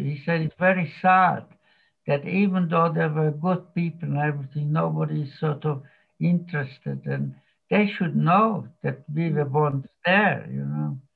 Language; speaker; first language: English; non-native, fluent; Slovak